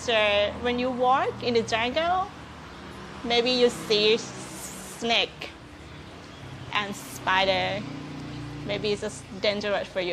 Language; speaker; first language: English; non-native, learner; Thai